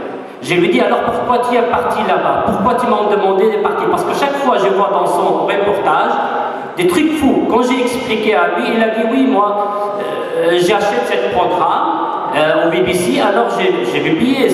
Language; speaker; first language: French; non-native, fluent; Arabic